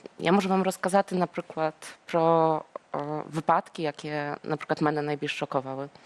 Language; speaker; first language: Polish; native; Polish